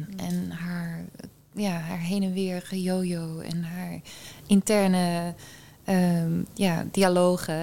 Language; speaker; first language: Dutch; early bilingual, heritage; Dutch